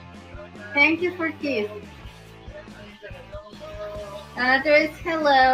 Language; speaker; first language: English; non-native, learner; Russian